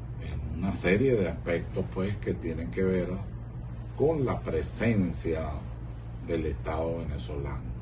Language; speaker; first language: Spanish; native; Spanish